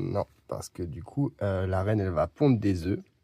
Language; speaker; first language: French; native; French